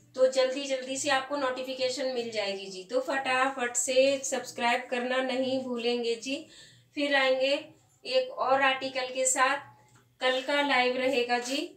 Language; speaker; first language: Hindi; native; Hindi